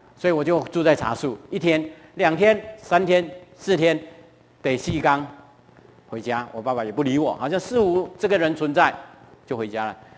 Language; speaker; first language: Chinese; non-native, local second language; Hakka Chinese